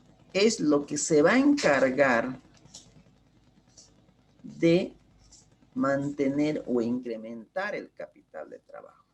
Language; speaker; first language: Spanish; native; Spanish